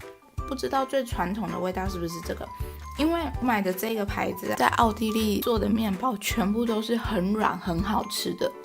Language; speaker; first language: Chinese; native; Chinese